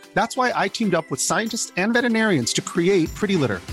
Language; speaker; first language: English; early bilingual, other home language; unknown